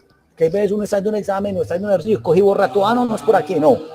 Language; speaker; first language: Spanish; native; Spanish